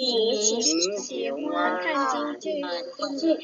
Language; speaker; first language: Chinese; non-native, learner; Lao